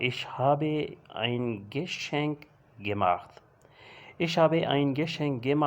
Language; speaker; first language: German; non-native, learner; Urdu